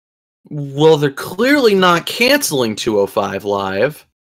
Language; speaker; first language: English; native; English